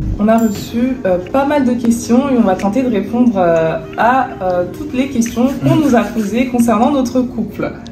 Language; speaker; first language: French; native; French